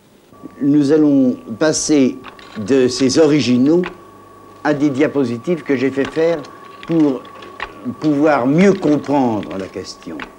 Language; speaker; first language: French; native; French